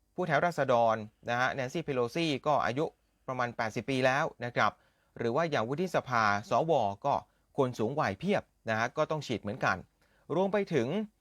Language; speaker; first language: Thai; native; Thai